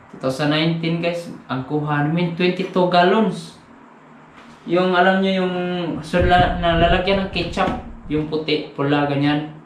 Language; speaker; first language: Filipino; non-native, local second language; Cebuano